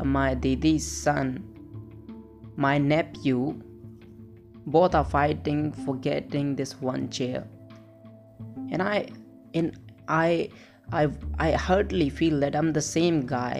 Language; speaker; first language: English; non-native, local second language; Hindi